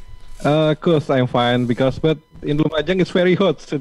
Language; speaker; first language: English; non-native, fluent; Indonesian